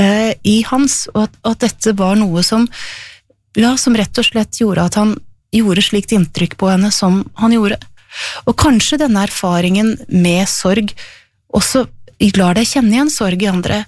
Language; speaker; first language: Norwegian; native; Norwegian